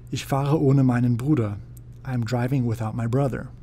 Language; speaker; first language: German; non-native, fluent; English